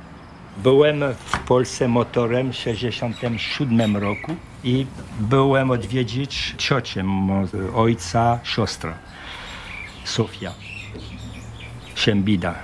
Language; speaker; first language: Polish; early bilingual, heritage; French